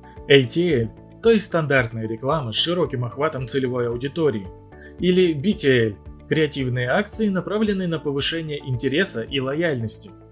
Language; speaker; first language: Russian; native; Russian